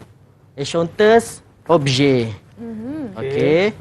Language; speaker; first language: French; non-native, fluent; Malay